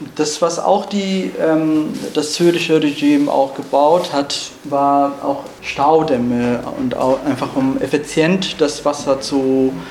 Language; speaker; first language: German; non-native, fluent; Arabic